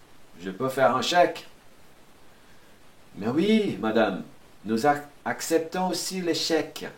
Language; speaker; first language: French; non-native, fluent; Portuguese